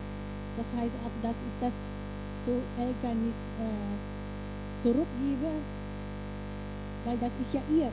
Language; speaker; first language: German; non-native, fluent; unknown